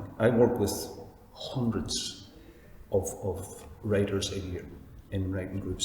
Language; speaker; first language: English; native; English